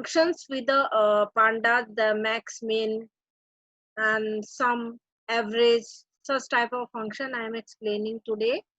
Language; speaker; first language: English; non-native, local second language; Hindi